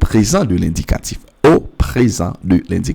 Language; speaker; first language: French; non-native, fluent; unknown